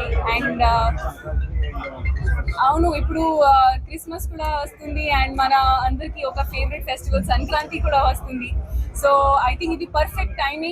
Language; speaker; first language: Telugu; non-native, learner; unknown